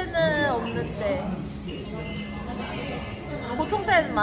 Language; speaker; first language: Korean; early bilingual, heritage; Korean